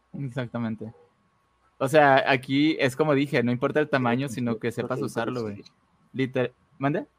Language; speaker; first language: Spanish; native; Spanish